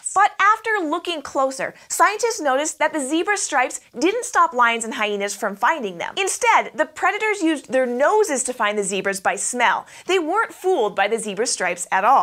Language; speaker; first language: English; native; English